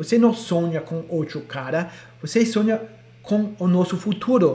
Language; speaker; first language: Portuguese; non-native, fluent; English